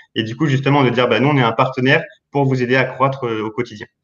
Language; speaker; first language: French; native; French